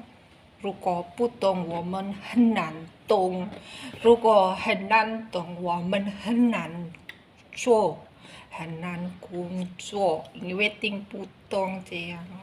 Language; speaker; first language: Chinese; early bilingual, heritage; Chinese